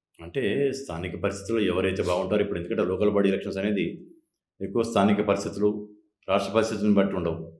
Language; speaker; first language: Telugu; native; Telugu